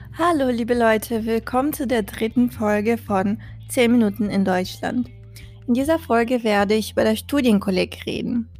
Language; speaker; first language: German; non-native, fluent; Portuguese